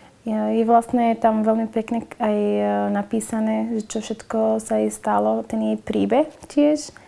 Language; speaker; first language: Slovak; non-native, learner; Somali